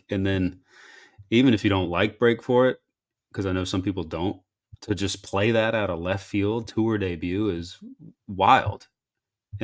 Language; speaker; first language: English; native; English